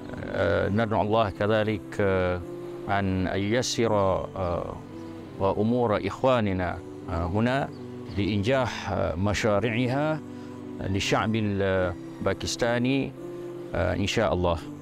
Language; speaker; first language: Arabic; non-native, fluent; Malay